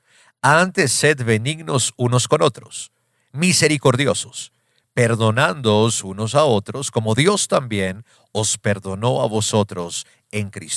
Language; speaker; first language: Spanish; native; Spanish